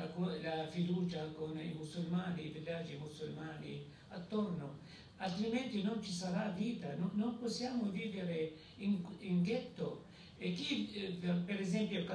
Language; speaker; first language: Italian; non-native, fluent; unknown